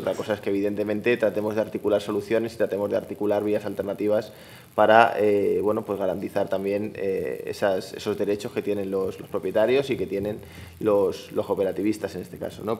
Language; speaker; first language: Spanish; native; Spanish